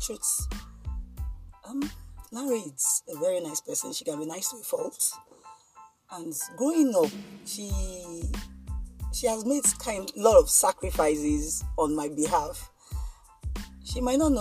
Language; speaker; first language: English; non-native, local second language; Yoruba